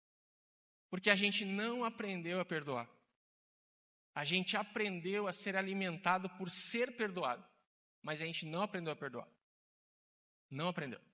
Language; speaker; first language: Portuguese; native; Portuguese